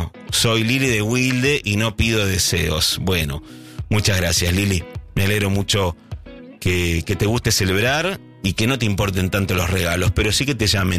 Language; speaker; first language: Spanish; native; Spanish